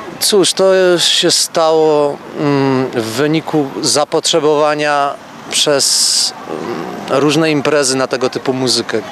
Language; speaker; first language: Polish; native; Polish